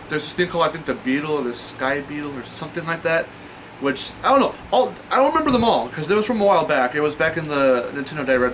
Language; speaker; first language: English; native; English